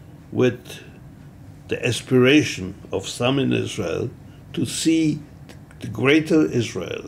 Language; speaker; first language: English; non-native, fluent; Hebrew